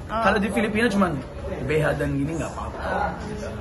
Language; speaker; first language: Indonesian; non-native, fluent; Filipino